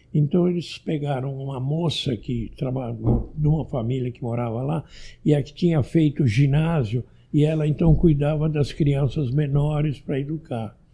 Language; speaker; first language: Portuguese; early bilingual, other home language; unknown